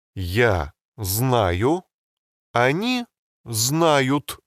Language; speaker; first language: Russian; non-native, learner; English